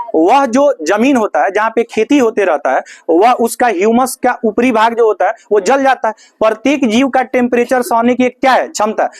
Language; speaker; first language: Hindi; native; Hindi